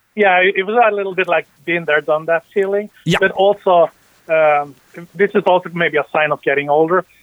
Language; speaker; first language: English; early bilingual, other home language; Norwegian